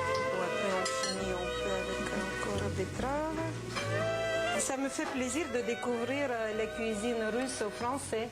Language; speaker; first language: French; non-native, fluent; Ukrainian